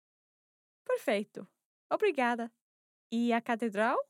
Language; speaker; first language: Portuguese; non-native, learner; English